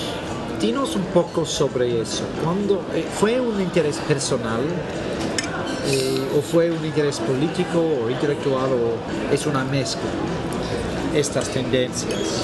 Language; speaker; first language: Spanish; non-native, fluent; English